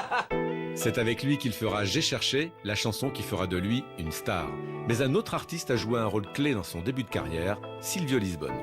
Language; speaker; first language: French; native; French